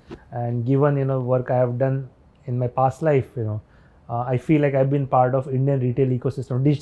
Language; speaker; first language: English; non-native, local second language; Hindi